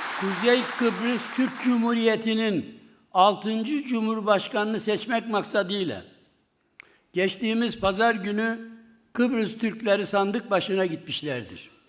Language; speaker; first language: Turkish; native; Turkish